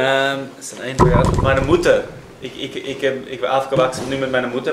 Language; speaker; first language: German; non-native, fluent; English